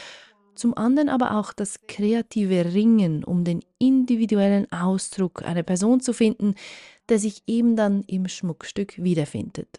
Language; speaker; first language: German; native; German